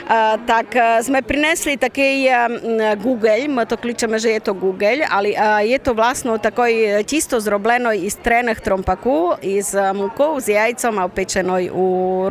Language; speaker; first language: Slovak; non-native, local second language; Rusyn